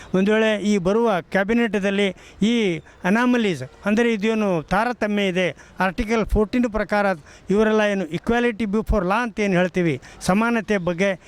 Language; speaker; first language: Kannada; non-native, local second language; Lambadi